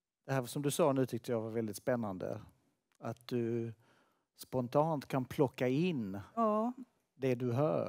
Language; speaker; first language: Swedish; native; Swedish